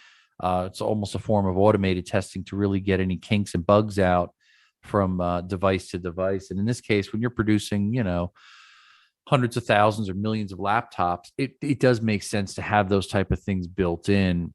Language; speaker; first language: English; native; English